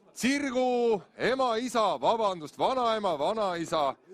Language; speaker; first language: Estonian; native; Estonian